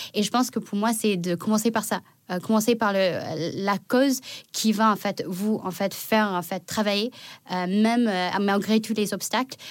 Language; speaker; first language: French; non-native, fluent; Chinese